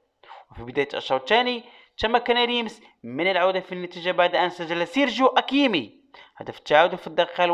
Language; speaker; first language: Arabic; native; Arabic